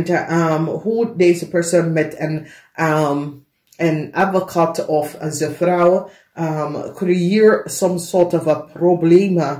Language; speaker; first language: Dutch; non-native, learner; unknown